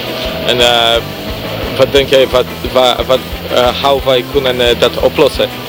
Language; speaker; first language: Dutch; non-native, learner; Polish